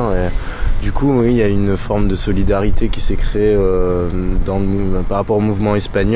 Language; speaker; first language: French; native; French